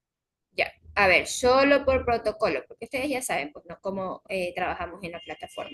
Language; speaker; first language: Spanish; native; Spanish